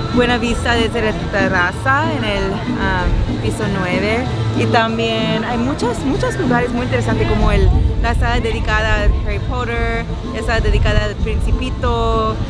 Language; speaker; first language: Spanish; non-native, fluent; English